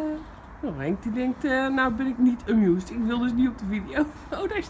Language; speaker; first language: Dutch; native; Dutch